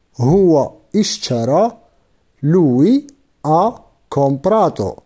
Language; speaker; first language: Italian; non-native, fluent; Arabic